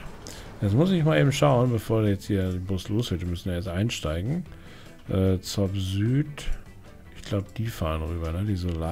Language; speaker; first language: German; native; German